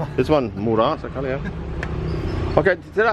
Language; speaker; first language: Indonesian; non-native, learner; English